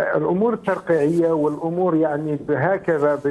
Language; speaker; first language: Arabic; native; Arabic